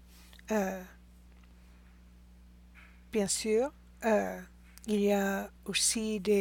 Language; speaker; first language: French; non-native, learner; English